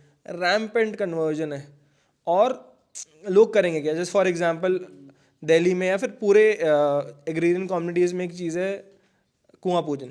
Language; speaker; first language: Hindi; native; Hindi